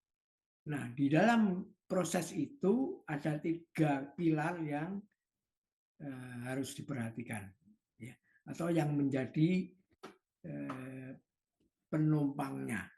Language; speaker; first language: Indonesian; native; Indonesian